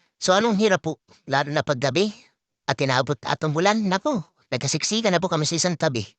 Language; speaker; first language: Filipino; native; Filipino